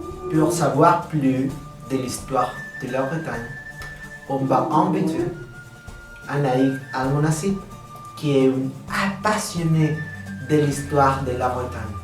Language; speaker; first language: French; non-native, learner; Spanish